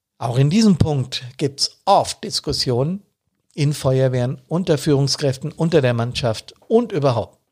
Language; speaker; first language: German; native; German